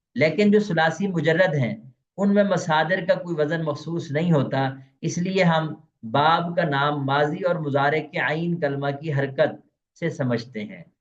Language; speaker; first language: Urdu; non-native, local second language; Punjabi